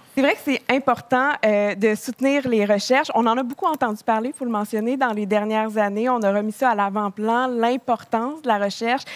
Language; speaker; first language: French; native; French